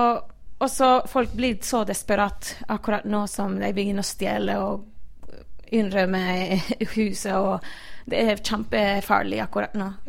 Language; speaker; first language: Norwegian; non-native, fluent; Spanish